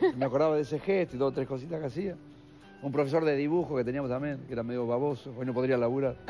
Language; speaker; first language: Spanish; native; Spanish